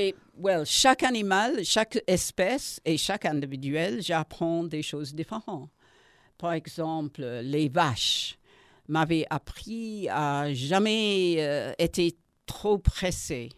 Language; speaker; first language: French; non-native, learner; English